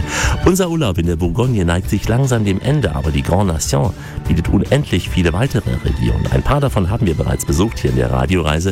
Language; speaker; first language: German; native; German